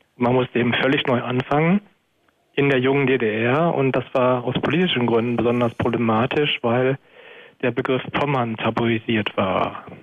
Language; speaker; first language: German; native; German